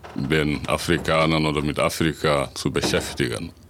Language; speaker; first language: German; non-native, fluent; Wolof